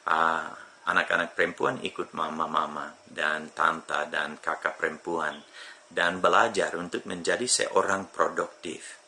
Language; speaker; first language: Indonesian; non-native, fluent; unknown